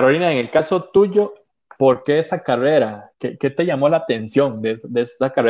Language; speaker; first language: Spanish; native; Spanish